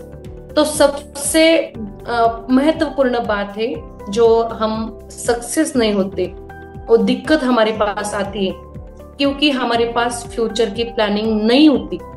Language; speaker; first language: Hindi; native; Hindi